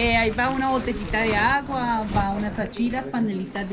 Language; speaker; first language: Spanish; native; Spanish